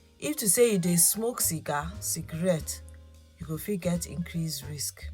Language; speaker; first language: Nigerian Pidgin; non-native, local second language; Yoruba